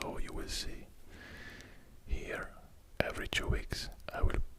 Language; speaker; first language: English; non-native, fluent; Italian